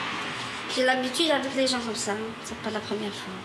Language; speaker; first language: French; non-native, learner; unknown